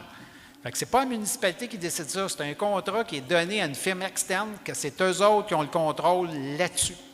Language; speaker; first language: French; native; French